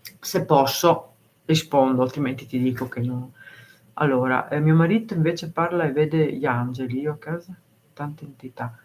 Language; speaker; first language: Italian; native; Italian